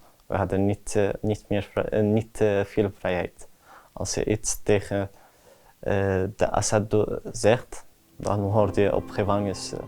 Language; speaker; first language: Dutch; early bilingual, other home language; Arabic